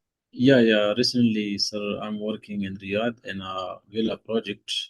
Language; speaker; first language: English; non-native, local second language; Urdu